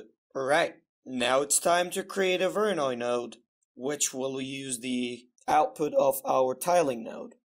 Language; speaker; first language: English; non-native, fluent; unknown